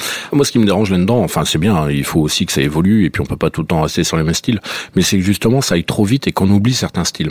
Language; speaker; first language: French; native; French